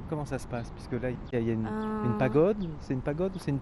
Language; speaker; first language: French; native; French